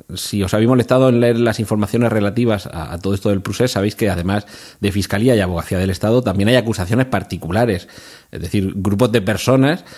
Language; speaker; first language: Spanish; native; Spanish